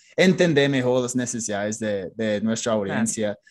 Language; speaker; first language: Spanish; non-native, fluent; English